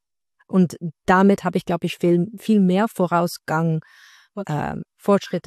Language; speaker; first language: German; non-native, fluent; Dutch